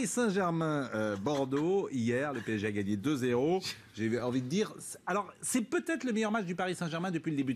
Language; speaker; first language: French; native; French